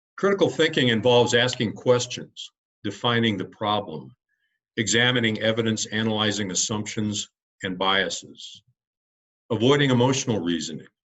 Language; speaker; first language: English; native; English